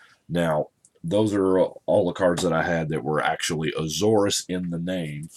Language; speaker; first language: English; native; English